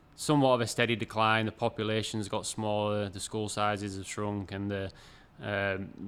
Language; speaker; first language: English; native; English